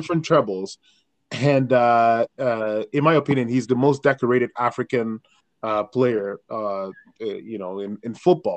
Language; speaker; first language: English; non-native, local second language; Yoruba